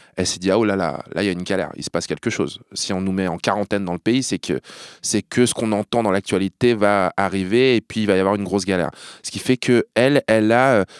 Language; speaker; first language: French; native; French